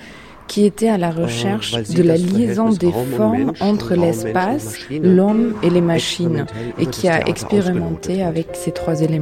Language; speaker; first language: French; native; French